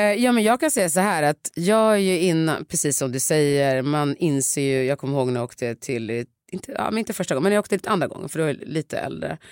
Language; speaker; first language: Swedish; early bilingual, other home language; Tigrinya